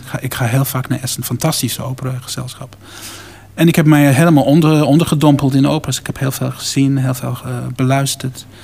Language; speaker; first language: Dutch; non-native, fluent; English